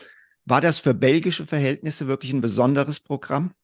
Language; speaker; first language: German; native; German